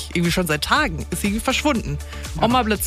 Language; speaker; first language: German; native; German